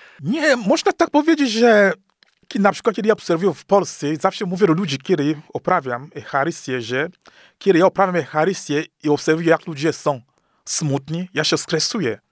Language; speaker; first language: Polish; non-native, fluent; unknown